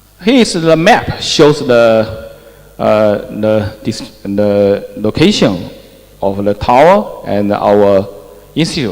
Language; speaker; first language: English; non-native, fluent; Chinese